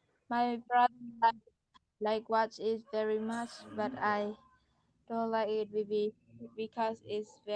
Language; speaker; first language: English; non-native, learner; Vietnamese